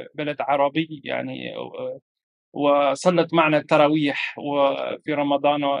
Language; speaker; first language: Arabic; non-native, fluent; German